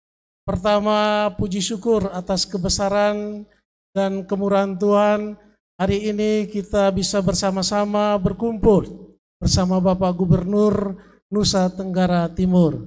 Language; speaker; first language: Indonesian; native; Indonesian